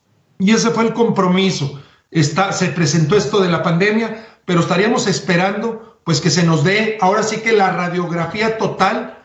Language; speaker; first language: Spanish; native; Spanish